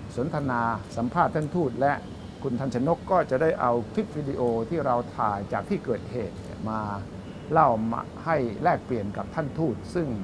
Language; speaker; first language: Thai; native; Thai